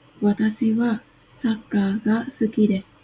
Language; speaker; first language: Japanese; non-native, learner; Vietnamese